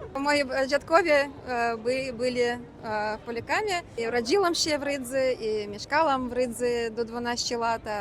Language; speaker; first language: Polish; early bilingual, heritage; Russian